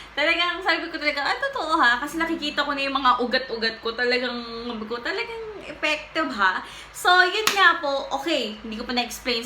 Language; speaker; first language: Filipino; native; Filipino